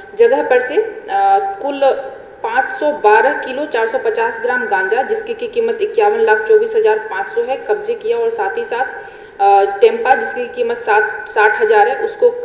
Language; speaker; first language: Hindi; non-native, local second language; Gujarati